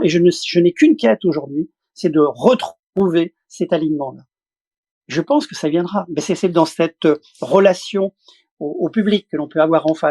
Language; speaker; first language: French; native; French